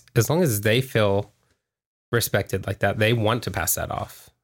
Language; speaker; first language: English; native; English